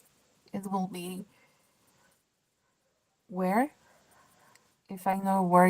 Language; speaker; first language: English; non-native, learner; Spanish